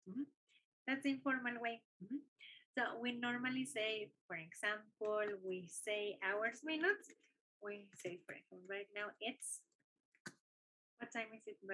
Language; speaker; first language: English; non-native, fluent; Spanish